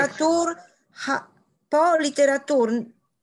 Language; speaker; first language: Hebrew; non-native, learner; Spanish